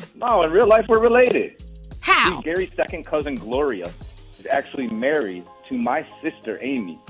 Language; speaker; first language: English; native; English